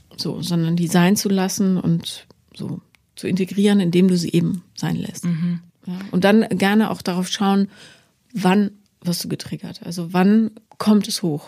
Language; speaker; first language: German; native; German